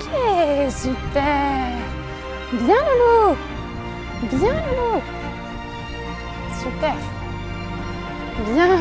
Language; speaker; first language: French; native; French